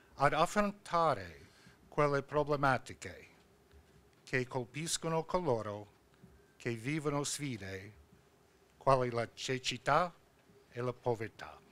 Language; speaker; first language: Italian; non-native, fluent; English